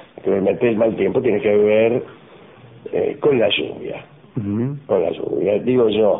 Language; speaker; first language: Spanish; native; Spanish